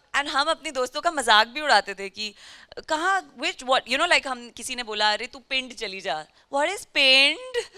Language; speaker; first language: Hindi; native; Hindi